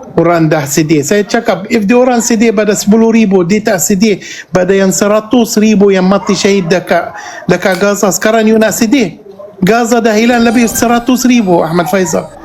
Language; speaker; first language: Malay; non-native, fluent; Arabic